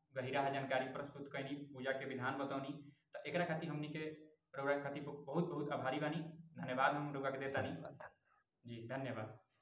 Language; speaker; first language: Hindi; native; Hindi